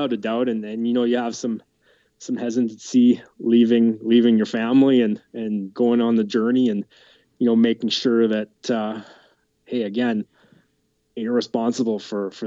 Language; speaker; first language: English; native; English